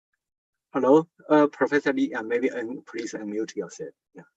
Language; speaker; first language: English; non-native, fluent; Chinese